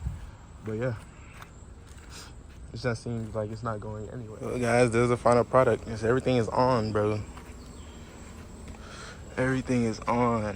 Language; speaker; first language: English; native; English